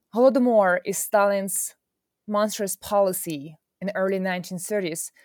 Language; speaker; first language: English; non-native, fluent; Ukrainian